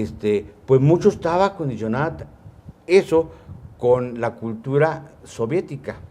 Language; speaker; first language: Spanish; native; Spanish